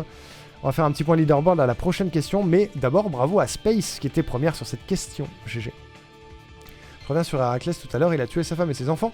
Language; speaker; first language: French; native; French